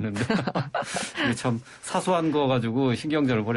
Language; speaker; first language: Korean; native; Korean